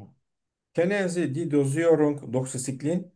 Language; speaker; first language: German; non-native, learner; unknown